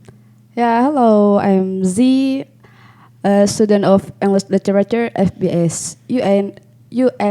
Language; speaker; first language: English; non-native, learner; Indonesian